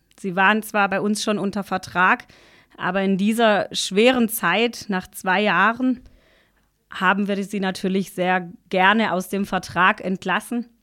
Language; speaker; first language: German; native; German